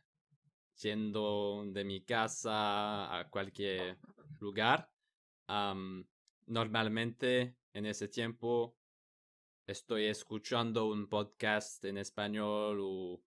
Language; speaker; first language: Spanish; non-native, learner; English